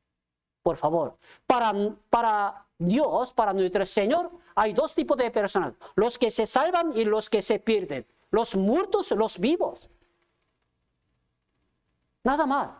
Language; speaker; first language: Spanish; non-native, fluent; Korean